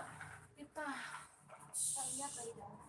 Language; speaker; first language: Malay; non-native, local second language; Balinese